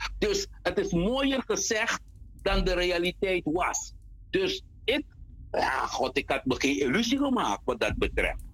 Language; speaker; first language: Dutch; native; Dutch